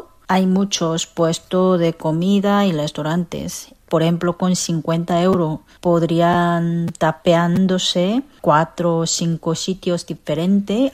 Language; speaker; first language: Spanish; non-native, fluent; Korean